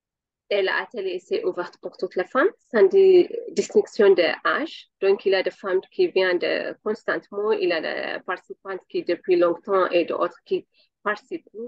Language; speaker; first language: French; non-native, learner; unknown